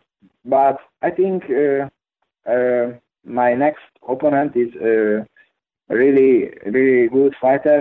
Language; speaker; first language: English; non-native, learner; Hungarian